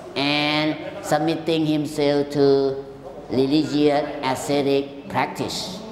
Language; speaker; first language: English; non-native, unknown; Thai